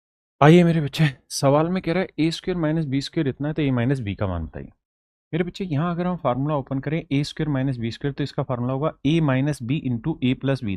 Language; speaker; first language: Hindi; native; Hindi